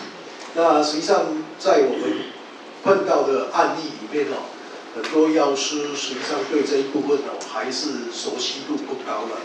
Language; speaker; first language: Chinese; native; Chinese